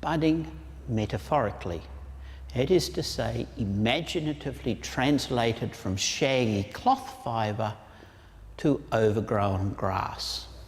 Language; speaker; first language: English; native; English